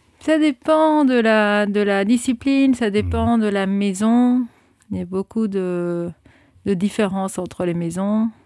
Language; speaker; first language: French; non-native, fluent; Spanish